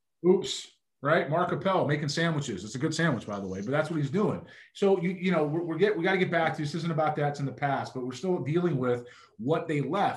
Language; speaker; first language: English; native; English